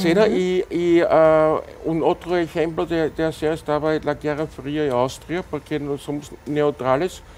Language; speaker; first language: Spanish; non-native, fluent; German